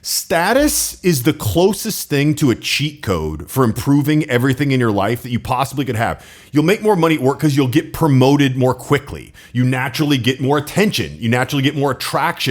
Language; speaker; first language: English; native; English